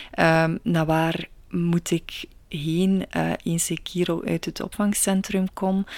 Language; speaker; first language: Dutch; native; Dutch